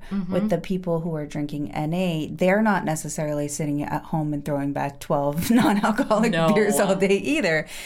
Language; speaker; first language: English; native; English